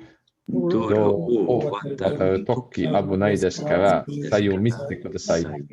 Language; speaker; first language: Japanese; non-native, learner; English